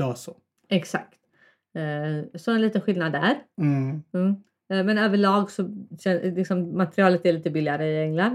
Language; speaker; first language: Swedish; native; Swedish